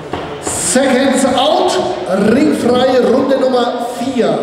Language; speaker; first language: German; native; German